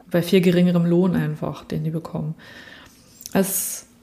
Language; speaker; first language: German; native; German